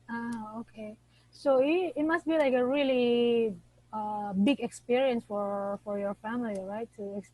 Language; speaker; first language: English; non-native, fluent; Indonesian